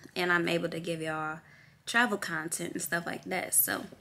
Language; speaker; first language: English; native; English